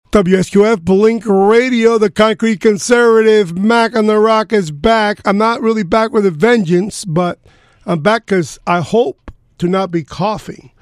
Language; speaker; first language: English; early bilingual, other home language; Spanish